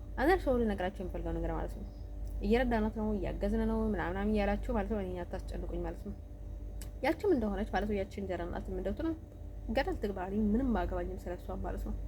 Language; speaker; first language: Amharic; native; Amharic